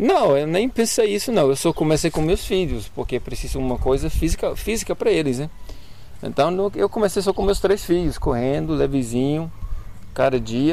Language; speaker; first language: Portuguese; non-native, learner; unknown